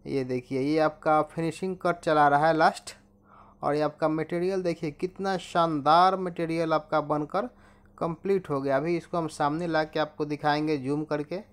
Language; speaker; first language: Hindi; native; Hindi